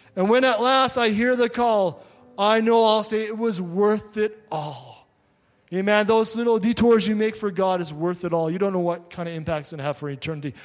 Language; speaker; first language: English; native; English